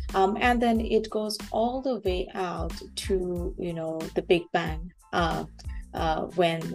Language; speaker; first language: English; non-native, local second language; Bangla